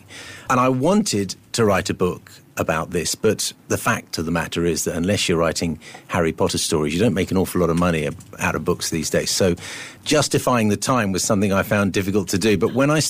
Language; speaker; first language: English; native; English